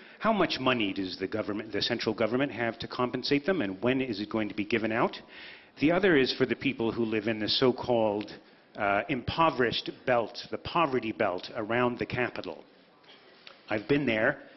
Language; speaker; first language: English; native; English